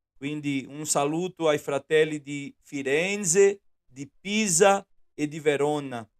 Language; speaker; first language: Italian; non-native, fluent; Portuguese